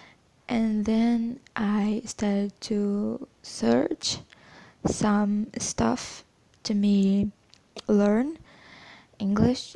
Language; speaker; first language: English; non-native, fluent; Portuguese